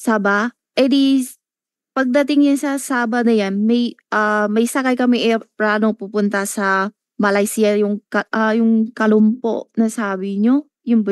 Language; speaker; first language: Filipino; non-native, learner; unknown